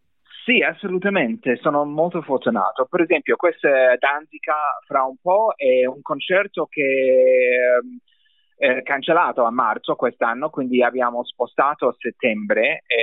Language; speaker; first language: Italian; non-native, fluent; English